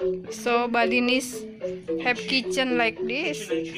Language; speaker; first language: English; non-native, learner; Indonesian